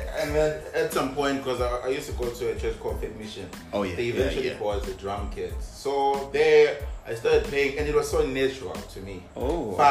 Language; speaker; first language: English; non-native, local second language; Zulu